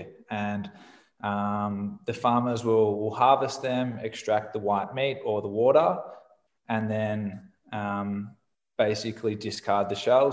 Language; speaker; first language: English; native; English